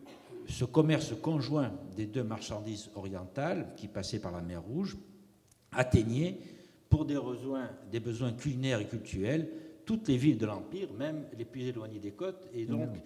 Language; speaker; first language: French; native; French